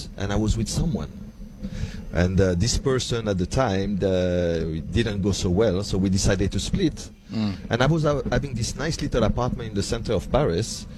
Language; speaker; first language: English; non-native, fluent; French